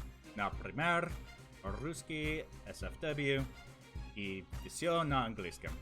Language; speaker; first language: Russian; non-native, learner; English